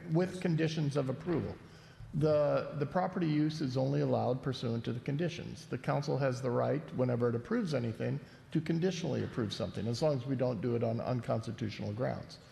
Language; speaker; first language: English; native; English